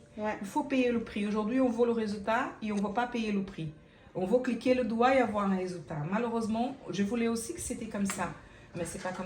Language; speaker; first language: French; non-native, fluent; Portuguese